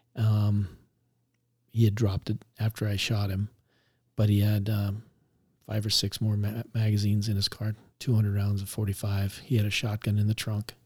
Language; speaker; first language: English; native; English